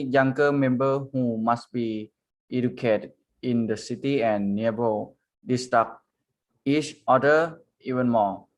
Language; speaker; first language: English; non-native, learner; Thai